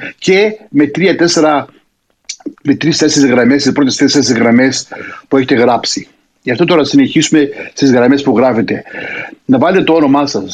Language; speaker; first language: Greek; early bilingual, heritage; Greek